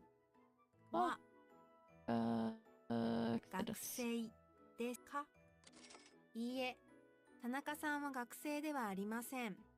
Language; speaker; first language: Japanese; non-native, learner; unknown